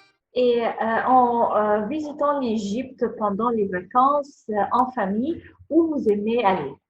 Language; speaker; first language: French; non-native, fluent; Arabic